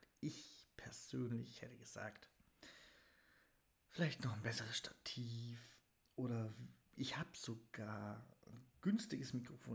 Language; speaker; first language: German; native; German